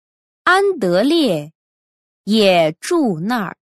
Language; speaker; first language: Chinese; non-native, learner; Russian